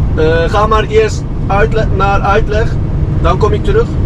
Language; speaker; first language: Dutch; non-native, fluent; Turkish